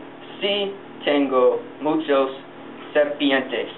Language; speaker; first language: Spanish; non-native, learner; English